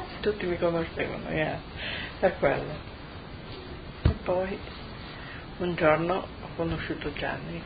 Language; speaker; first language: Italian; native; Italian